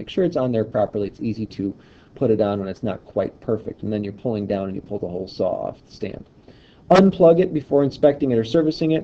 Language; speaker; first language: English; native; English